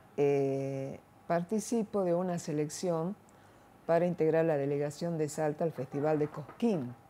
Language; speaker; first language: Spanish; native; Spanish